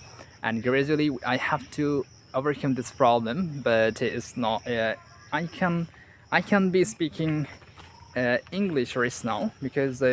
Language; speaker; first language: English; non-native, learner; Bangla